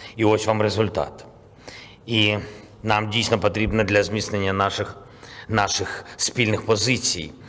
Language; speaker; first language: Ukrainian; non-native, local second language; Russian